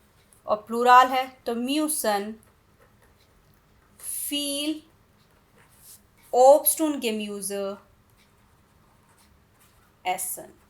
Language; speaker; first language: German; non-native, fluent; Hindi